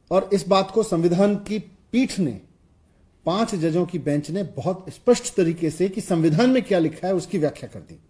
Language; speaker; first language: Hindi; native; Hindi